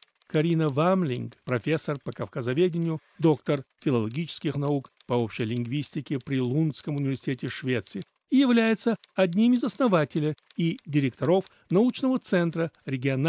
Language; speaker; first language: Russian; non-native, local second language; Chechen